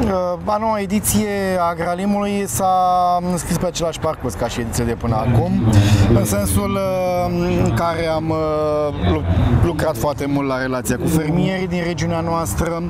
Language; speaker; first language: Romanian; native; Romanian